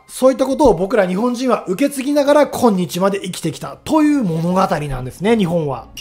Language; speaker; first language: Japanese; native; Japanese